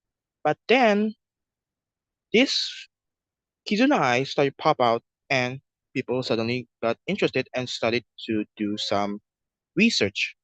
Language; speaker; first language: English; non-native, learner; Indonesian